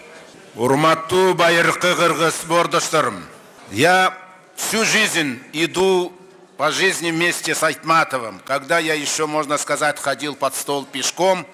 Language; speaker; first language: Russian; non-native, local second language; Kyrgyz